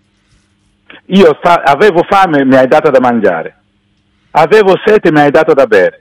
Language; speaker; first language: Italian; non-native, fluent; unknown